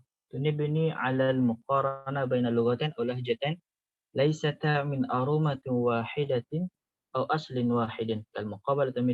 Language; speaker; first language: Arabic; non-native, learner; Indonesian